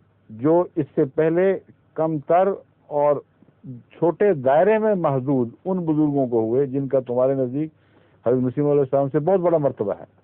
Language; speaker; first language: Urdu; native; Urdu